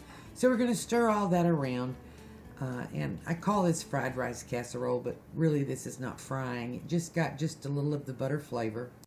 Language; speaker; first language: English; native; English